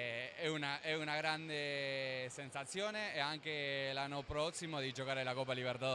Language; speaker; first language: Italian; non-native, learner; Spanish